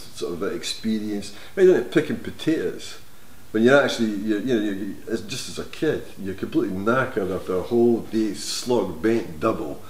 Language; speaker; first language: English; native; English